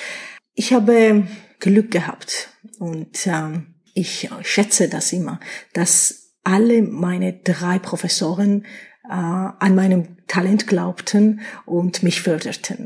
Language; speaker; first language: German; non-native, fluent; Georgian